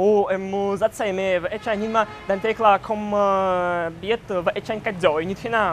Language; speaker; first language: Vietnamese; non-native, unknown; Russian